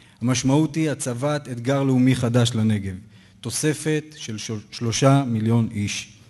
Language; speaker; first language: Hebrew; native; Hebrew